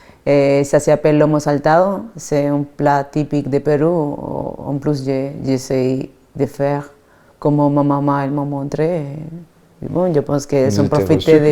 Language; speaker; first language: French; non-native, fluent; Spanish